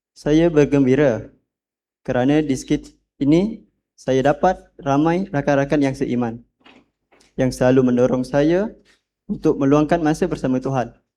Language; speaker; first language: Malay; non-native, local second language; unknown